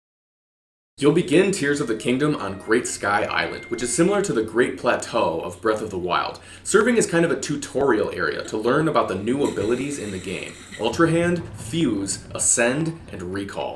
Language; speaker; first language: English; native; English